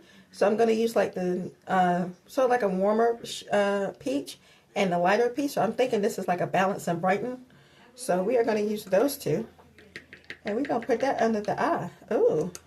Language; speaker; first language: English; native; English